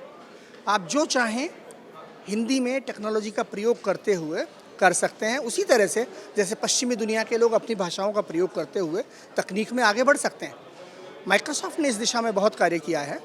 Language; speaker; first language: Hindi; native; Hindi